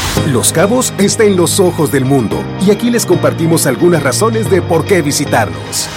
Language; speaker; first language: Spanish; native; Spanish